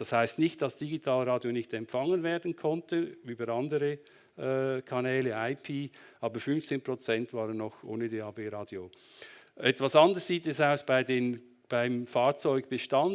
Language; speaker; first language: German; native; German